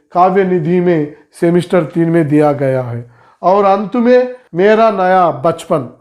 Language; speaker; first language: Hindi; non-native, local second language; Telugu